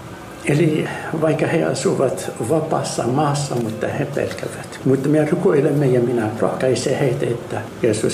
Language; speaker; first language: Finnish; non-native, fluent; Arabic